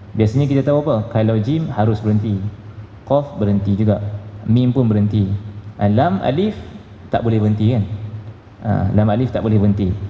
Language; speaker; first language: Malay; native; Malay